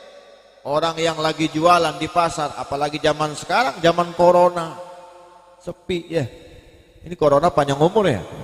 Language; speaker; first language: Indonesian; native; Indonesian